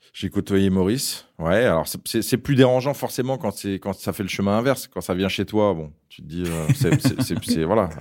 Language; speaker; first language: French; native; French